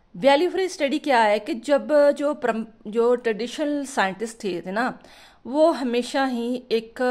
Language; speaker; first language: Hindi; non-native, local second language; Punjabi